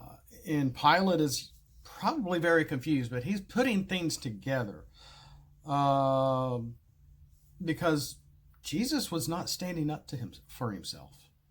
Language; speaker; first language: English; native; English